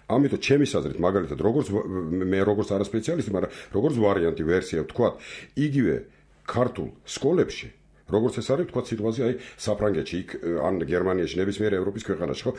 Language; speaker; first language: Georgian; non-native, local second language; Armenian